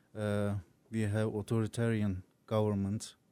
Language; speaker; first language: English; non-native, learner; Turkish